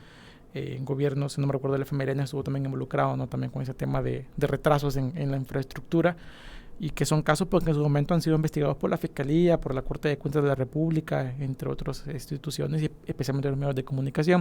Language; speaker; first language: Spanish; native; Spanish